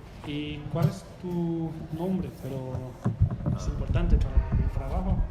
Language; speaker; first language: Spanish; non-native, learner; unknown